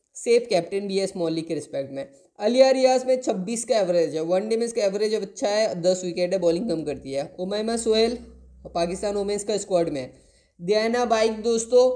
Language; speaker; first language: Hindi; non-native, local second language; Bangla